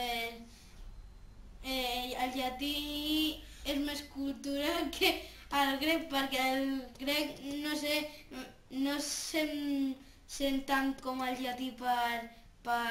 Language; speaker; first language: Catalan; non-native, local second language; Spanish